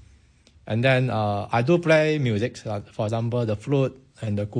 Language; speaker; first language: English; non-native, local second language; Min Nan Chinese